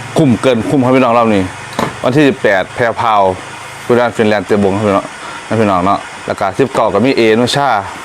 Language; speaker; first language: Thai; native; Thai